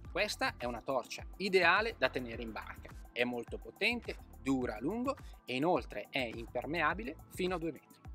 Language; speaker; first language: Italian; native; Italian